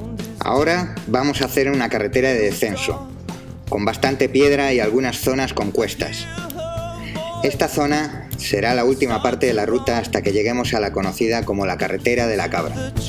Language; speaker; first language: Spanish; native; Spanish